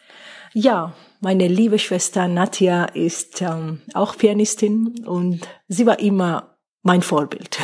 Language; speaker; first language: German; non-native, fluent; Georgian